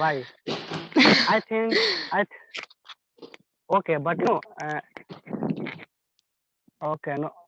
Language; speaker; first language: English; non-native, learner; Hindi